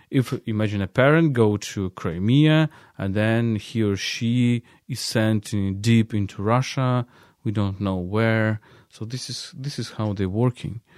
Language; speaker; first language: English; non-native, fluent; Ukrainian